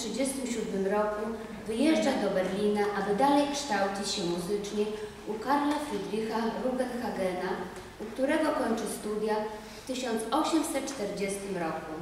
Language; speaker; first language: Polish; native; Polish